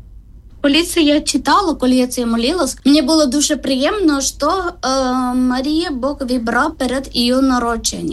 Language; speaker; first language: Ukrainian; non-native, learner; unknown